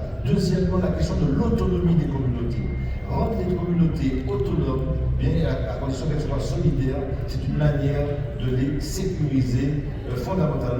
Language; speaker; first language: French; native; French